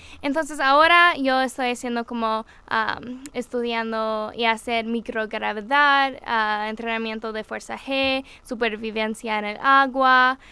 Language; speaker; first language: Spanish; non-native, learner; English